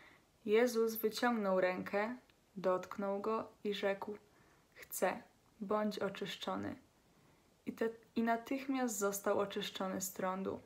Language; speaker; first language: Polish; native; Polish